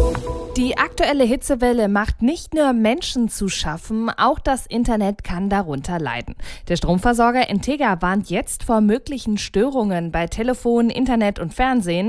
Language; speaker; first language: German; native; German